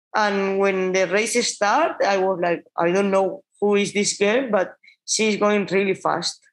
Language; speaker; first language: English; non-native, learner; Spanish